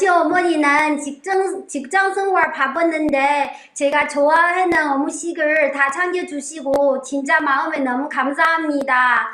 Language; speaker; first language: Korean; non-native, learner; Chinese